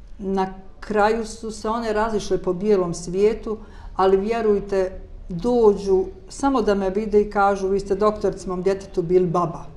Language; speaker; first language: Croatian; native; Croatian